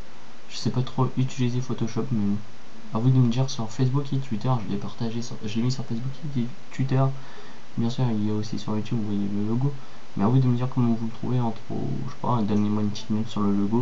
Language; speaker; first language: French; native; French